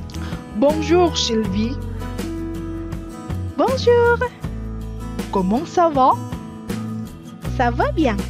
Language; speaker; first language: French; non-native, fluent; Indonesian